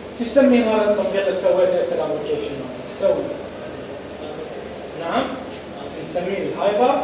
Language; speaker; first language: Arabic; native; Arabic